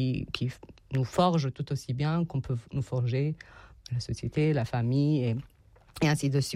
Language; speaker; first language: French; non-native, fluent; Serbian